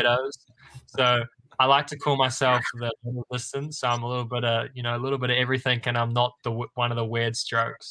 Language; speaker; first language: English; native; English